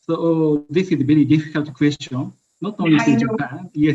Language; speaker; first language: English; non-native, learner; Japanese